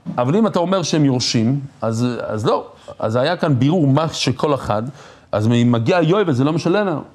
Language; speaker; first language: Hebrew; non-native, fluent; English